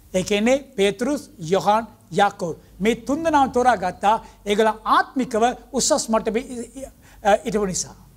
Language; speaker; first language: Sinhala; non-native, local second language; Tamil